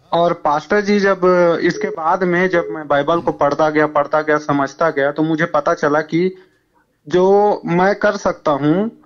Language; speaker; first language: Hindi; native; Hindi